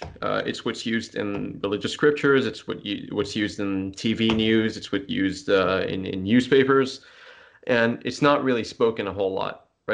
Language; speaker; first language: English; non-native, fluent; French